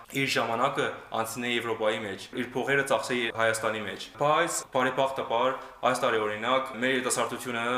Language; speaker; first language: Armenian; early bilingual, heritage; Armenian